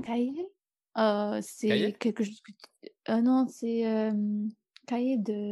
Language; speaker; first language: French; non-native, fluent; English